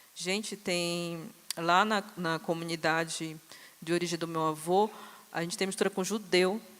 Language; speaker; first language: Portuguese; native; Portuguese